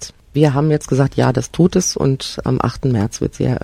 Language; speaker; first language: German; native; German